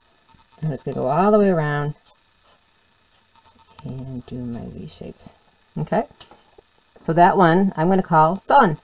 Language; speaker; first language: English; native; English